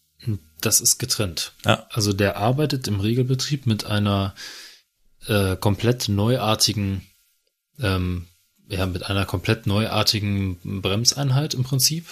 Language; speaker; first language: German; native; German